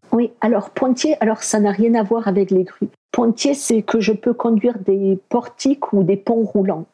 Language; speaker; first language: French; early bilingual, other home language; Spanish